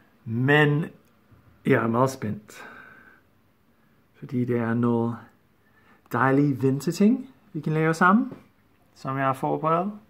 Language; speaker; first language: Danish; non-native, fluent; English